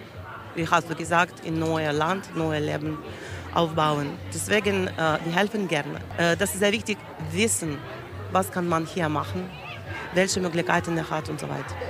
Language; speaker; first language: German; non-native, learner; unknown